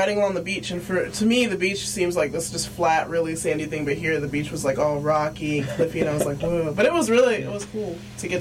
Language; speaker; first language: English; native; English